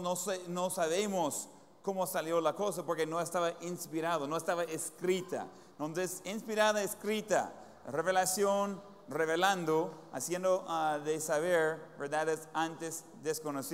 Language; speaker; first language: Spanish; non-native, fluent; English